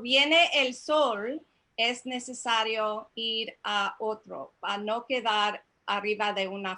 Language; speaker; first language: Spanish; non-native, fluent; English